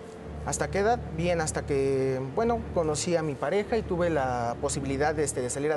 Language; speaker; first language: Spanish; native; Spanish